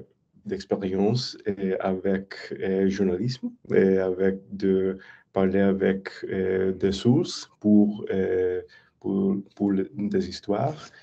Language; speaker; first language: French; non-native, learner; English